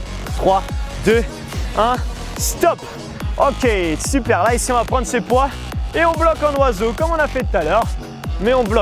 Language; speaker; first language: French; native; French